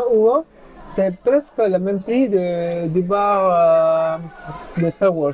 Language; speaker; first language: French; non-native, fluent; Spanish